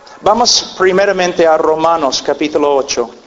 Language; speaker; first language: Spanish; non-native, fluent; English